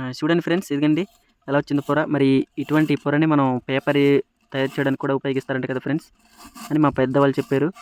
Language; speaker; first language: Telugu; non-native, local second language; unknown